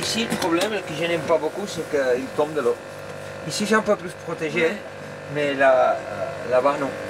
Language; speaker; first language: French; non-native, fluent; Spanish